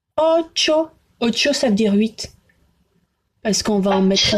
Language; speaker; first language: French; native; French